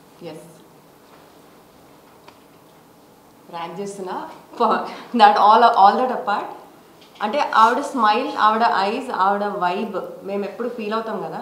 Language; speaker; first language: Telugu; native; Telugu